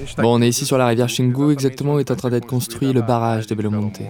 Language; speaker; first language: French; native; French